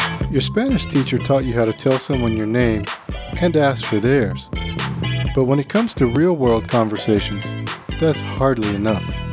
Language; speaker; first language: English; native; English